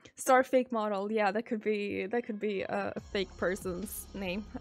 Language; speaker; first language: English; non-native, fluent; Swedish